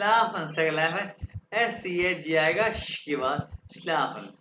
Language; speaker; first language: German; non-native, fluent; Urdu